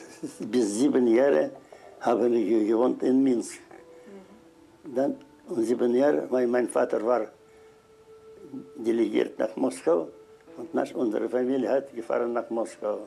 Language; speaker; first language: German; non-native, learner; Russian